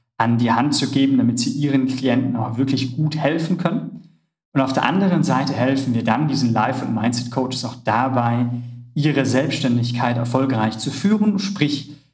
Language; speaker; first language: German; native; German